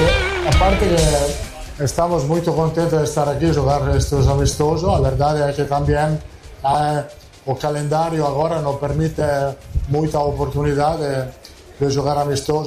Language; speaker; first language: Portuguese; non-native, fluent; Italian